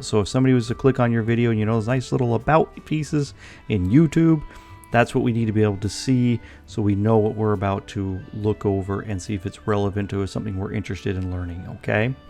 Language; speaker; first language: English; native; English